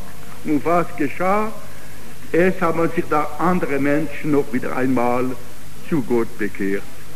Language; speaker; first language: German; non-native, fluent; Italian